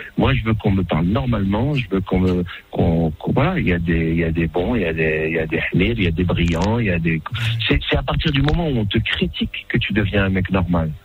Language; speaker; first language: French; non-native, local second language; Arabic